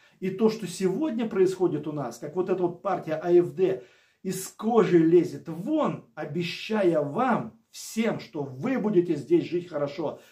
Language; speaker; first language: Russian; native; Russian